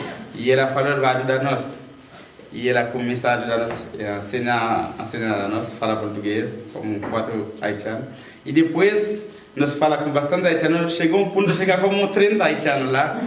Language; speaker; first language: Portuguese; non-native, learner; Haitian Creole